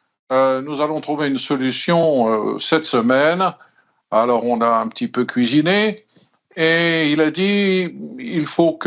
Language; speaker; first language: French; native; French